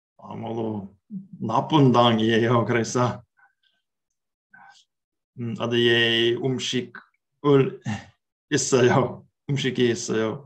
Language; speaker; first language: Korean; non-native, learner; English